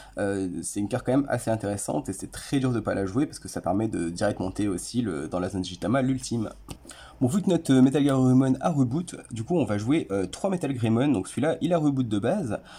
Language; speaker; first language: French; native; French